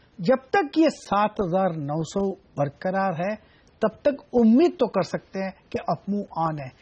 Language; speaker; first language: Hindi; non-native, local second language; Gujarati